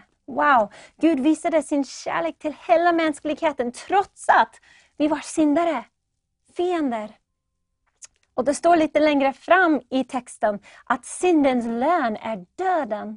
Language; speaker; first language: Swedish; non-native, fluent; English